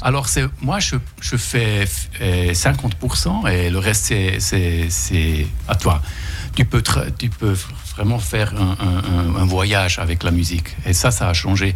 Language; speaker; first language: French; non-native, fluent; Swiss German